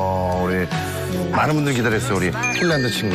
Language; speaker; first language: Korean; native; Korean